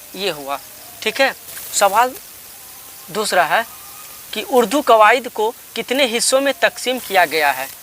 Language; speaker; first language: Hindi; native; Hindi